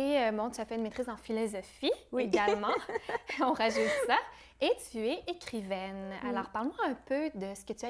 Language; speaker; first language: French; native; French